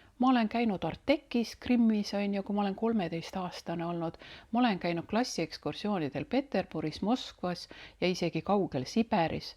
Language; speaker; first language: Estonian; native; Estonian